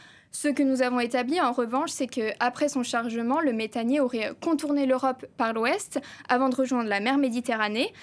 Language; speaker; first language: French; native; French